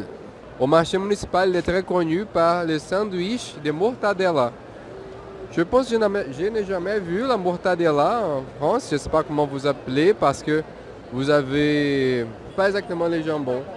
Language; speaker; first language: French; non-native, fluent; Portuguese